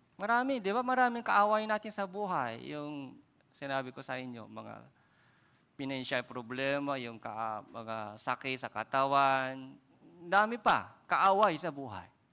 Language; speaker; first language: Filipino; non-native, fluent; Korean